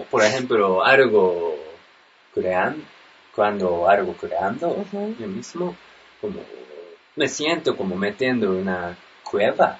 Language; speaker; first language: Spanish; non-native, learner; Japanese